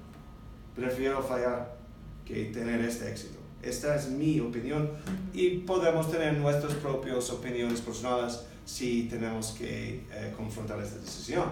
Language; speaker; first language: Spanish; non-native, learner; English